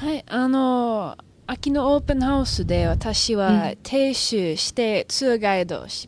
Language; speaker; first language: Japanese; non-native, learner; English